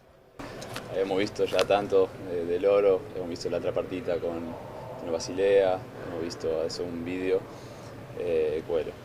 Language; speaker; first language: Italian; non-native, fluent; Spanish